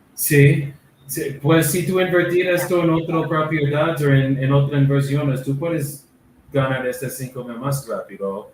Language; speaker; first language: Spanish; non-native, learner; English